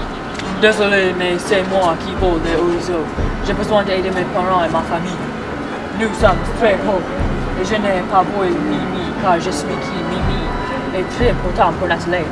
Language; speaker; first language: French; non-native, learner; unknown